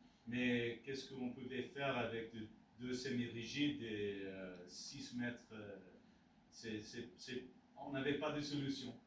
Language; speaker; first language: French; non-native, learner; English